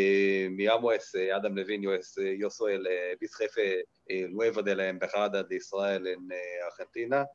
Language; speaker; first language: Spanish; non-native, learner; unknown